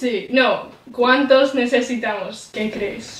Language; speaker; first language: Spanish; non-native, learner; English